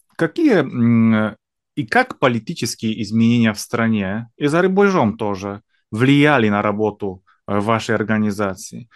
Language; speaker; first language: Russian; non-native, fluent; Polish